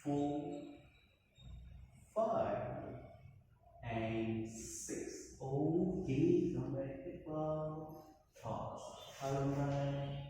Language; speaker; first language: Vietnamese; non-native, learner; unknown